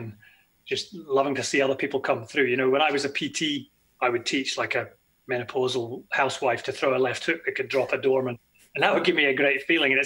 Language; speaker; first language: English; native; English